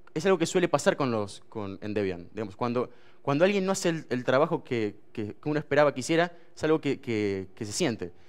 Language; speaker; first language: Spanish; native; Spanish